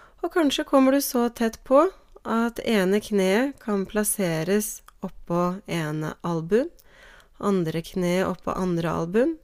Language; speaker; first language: Norwegian; native; Norwegian